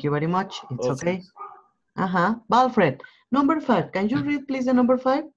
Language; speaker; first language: English; non-native, learner; Spanish